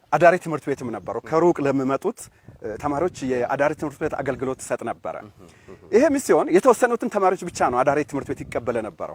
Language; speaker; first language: Amharic; non-native, local second language; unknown